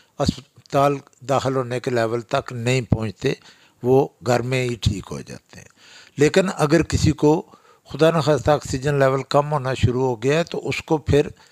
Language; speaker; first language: Urdu; non-native, local second language; Pahari-Potwari